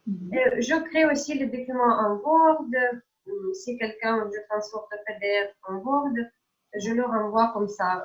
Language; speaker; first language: French; non-native, fluent; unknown